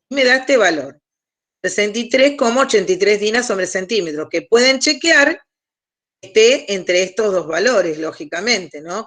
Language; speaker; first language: Spanish; native; Spanish